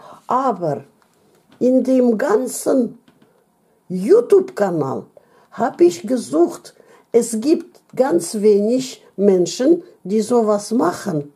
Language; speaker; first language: German; non-native, fluent; Russian